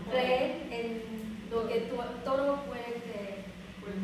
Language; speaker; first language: Spanish; non-native, learner; Vietnamese